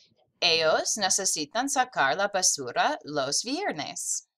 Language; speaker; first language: Spanish; non-native, fluent; English